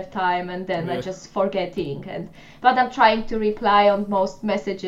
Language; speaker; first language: English; non-native, fluent; Polish